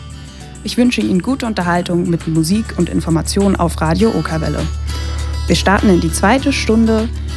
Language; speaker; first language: German; native; German